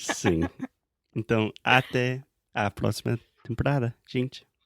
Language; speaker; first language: Portuguese; non-native, fluent; English